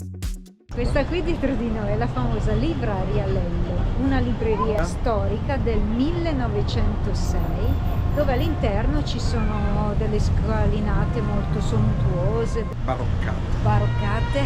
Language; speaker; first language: Italian; native; Italian